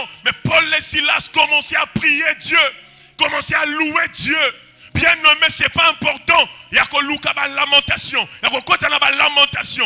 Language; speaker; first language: French; non-native, local second language; Lingala